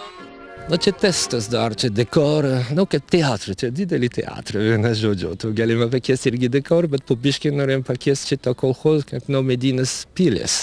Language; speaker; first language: Lithuanian; non-native, learner; French